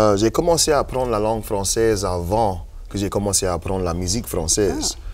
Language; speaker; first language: French; non-native, local second language; English